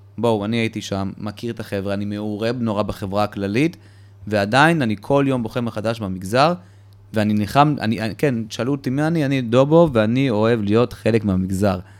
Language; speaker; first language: Hebrew; early bilingual, other home language; Russian